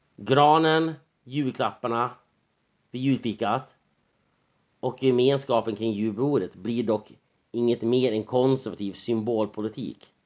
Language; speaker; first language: Swedish; native; Swedish